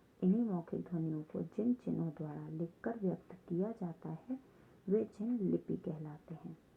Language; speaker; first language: Hindi; native; Hindi